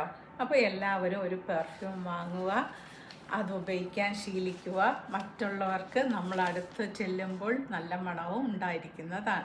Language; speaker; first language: Malayalam; native; Malayalam